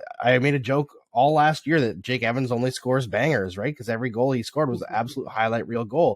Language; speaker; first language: English; native; English